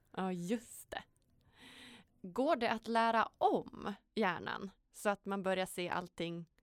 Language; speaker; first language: Swedish; native; Swedish